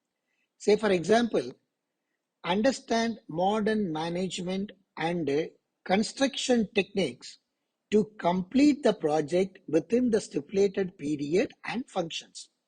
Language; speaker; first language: English; non-native, local second language; Tamil